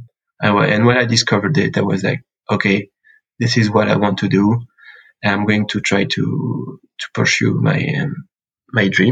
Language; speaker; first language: English; non-native, fluent; French